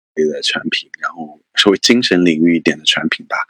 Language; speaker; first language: Chinese; native; Chinese